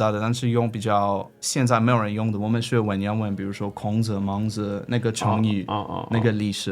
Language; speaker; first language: Chinese; non-native, fluent; English